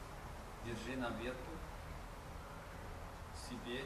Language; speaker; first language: Russian; non-native, learner; Chinese